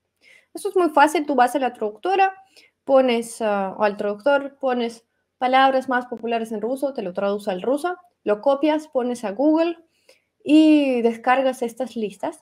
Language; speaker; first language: Spanish; non-native, fluent; Russian